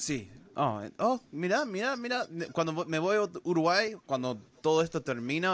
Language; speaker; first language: Spanish; early bilingual, heritage; Spanish